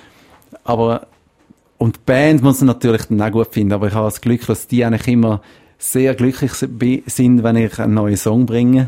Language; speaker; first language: German; native; German